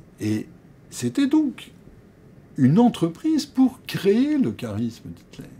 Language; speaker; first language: French; native; French